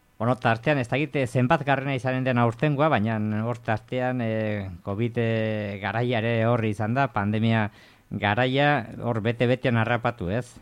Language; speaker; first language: Basque; native; Basque